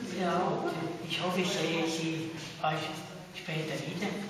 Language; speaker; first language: German; non-native, learner; Romanian